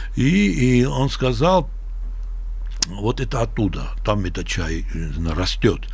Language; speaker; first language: Russian; non-native, local second language; Georgian